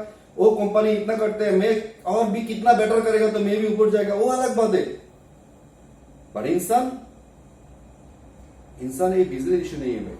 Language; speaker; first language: Hindi; non-native, learner; Bangla